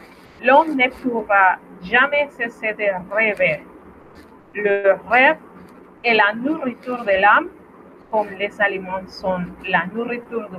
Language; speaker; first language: French; non-native, fluent; Spanish